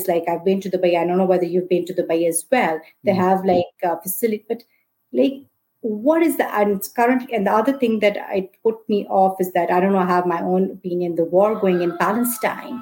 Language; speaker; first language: English; non-native, local second language; Urdu